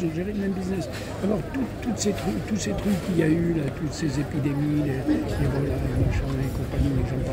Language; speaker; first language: French; native; French